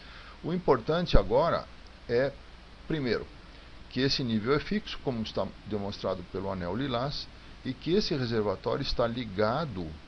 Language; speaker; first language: Portuguese; native; Portuguese